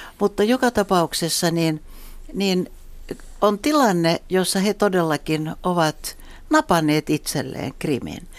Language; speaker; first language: Finnish; non-native, local second language; Swedish